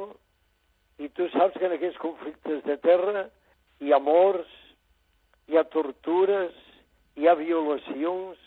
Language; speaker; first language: Catalan; native; Catalan